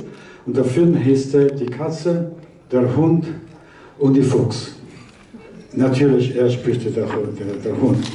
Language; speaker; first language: German; early bilingual, heritage; Italian